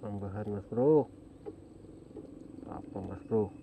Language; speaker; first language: Indonesian; native; Indonesian